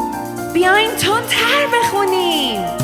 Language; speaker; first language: Persian; native; Persian